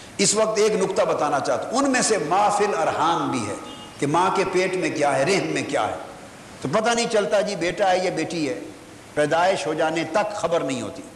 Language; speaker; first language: Urdu; non-native, local second language; Punjabi